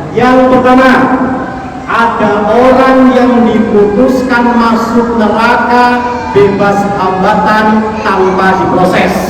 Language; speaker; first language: Indonesian; non-native, local second language; Javanese